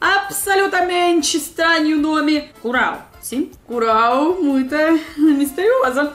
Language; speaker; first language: Portuguese; non-native, learner; Russian